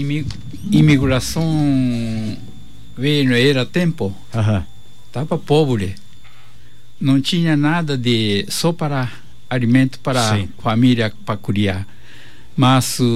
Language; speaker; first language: Portuguese; non-native, learner; Japanese